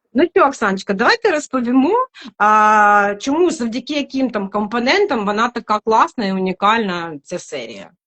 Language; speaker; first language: Ukrainian; non-native, local second language; Russian